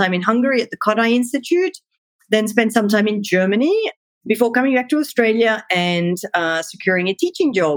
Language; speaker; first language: English; native; English